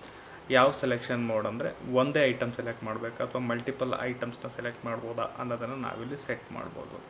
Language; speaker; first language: Kannada; native; Kannada